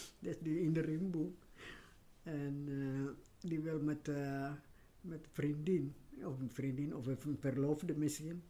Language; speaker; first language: Dutch; non-native, learner; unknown